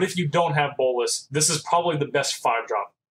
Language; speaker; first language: English; native; English